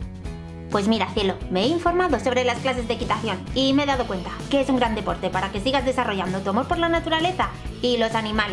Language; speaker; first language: Spanish; native; Spanish